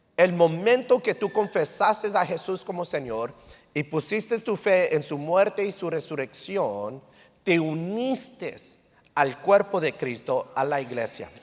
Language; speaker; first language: Spanish; early bilingual, heritage; English